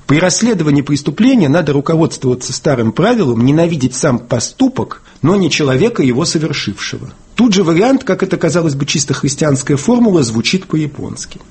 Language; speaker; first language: Russian; native; Russian